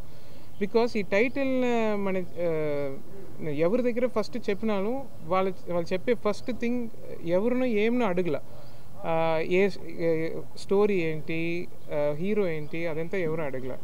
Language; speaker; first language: Telugu; non-native, learner; Tamil